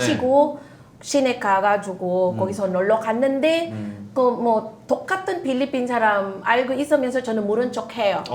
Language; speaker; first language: Korean; non-native, fluent; Filipino